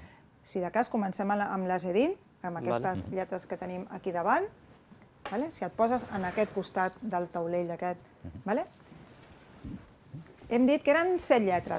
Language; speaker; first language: Catalan; native; Catalan